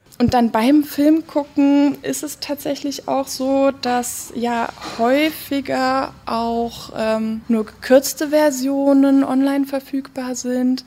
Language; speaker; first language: German; native; German